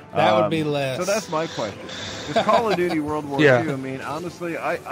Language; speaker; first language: English; native; English